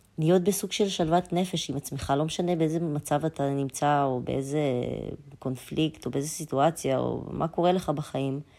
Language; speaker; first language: Hebrew; early bilingual, other home language; Russian